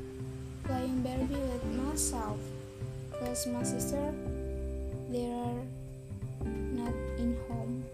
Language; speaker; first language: English; non-native, learner; Indonesian